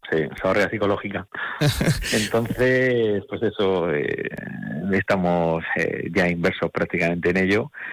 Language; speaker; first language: Spanish; native; Spanish